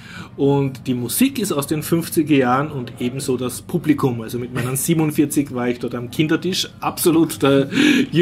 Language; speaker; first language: German; native; German